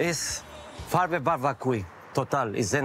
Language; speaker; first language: German; non-native, learner; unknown